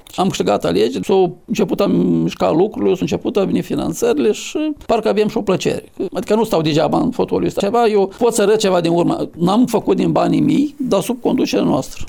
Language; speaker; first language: Romanian; native; Romanian